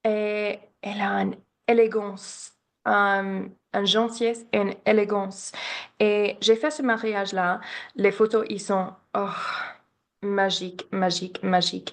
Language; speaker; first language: French; non-native, learner; English